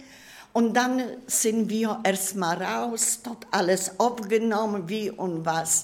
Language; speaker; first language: German; non-native, learner; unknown